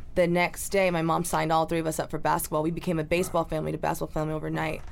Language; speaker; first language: English; native; English